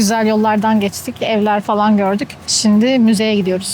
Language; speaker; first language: Turkish; native; Turkish